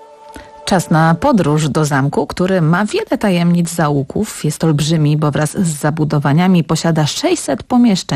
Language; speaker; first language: Polish; native; Polish